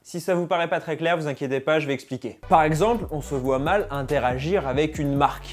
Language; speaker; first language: French; native; French